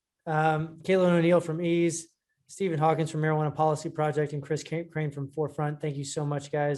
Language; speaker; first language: English; native; English